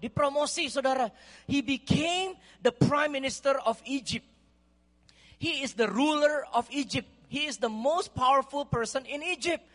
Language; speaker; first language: English; non-native, fluent; Indonesian